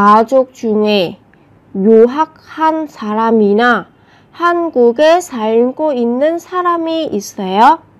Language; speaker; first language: Korean; non-native, fluent; Vietnamese